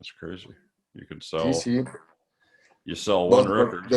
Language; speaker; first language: English; native; English